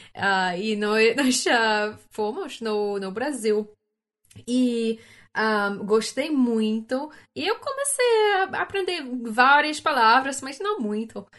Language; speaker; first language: Portuguese; non-native, learner; English